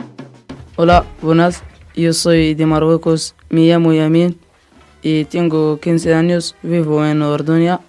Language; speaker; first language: Spanish; non-native, learner; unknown